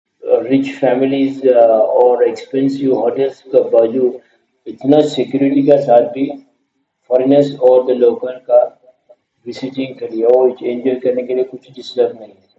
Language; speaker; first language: Hindi; non-native, learner; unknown